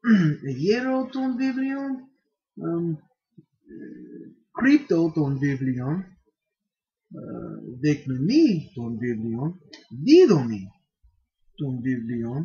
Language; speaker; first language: Greek; non-native, fluent; English